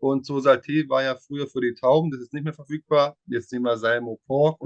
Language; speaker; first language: German; native; German